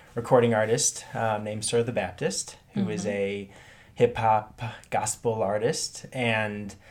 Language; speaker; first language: English; early bilingual, other home language; German